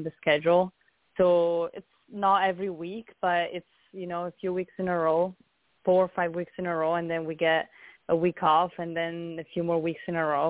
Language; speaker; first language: English; non-native, fluent; Italian